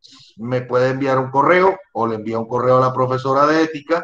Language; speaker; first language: Spanish; native; Spanish